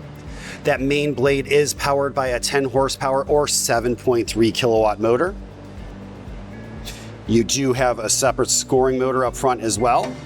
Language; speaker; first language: English; native; English